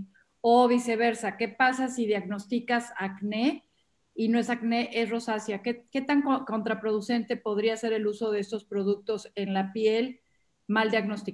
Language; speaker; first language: Spanish; native; Spanish